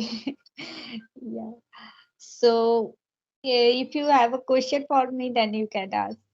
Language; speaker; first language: English; non-native, learner; Hindi